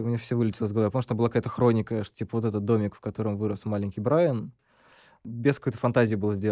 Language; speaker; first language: Russian; native; Russian